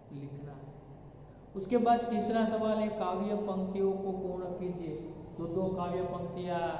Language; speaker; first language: Hindi; non-native, local second language; Gujarati